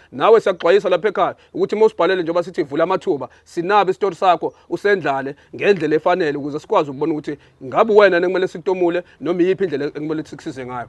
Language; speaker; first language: Zulu; native; Zulu